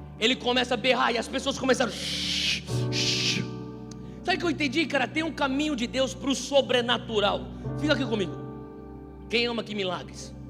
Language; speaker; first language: Portuguese; native; Portuguese